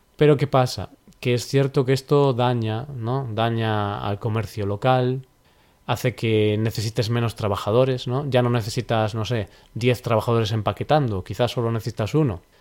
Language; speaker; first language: Spanish; native; Spanish